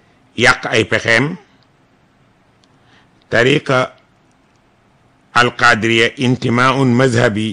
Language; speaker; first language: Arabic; non-native, fluent; Wolof